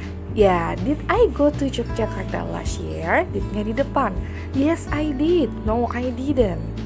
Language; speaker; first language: English; non-native, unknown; Indonesian